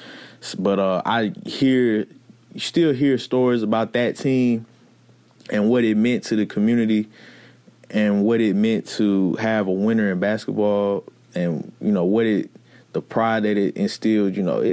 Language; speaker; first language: English; native; English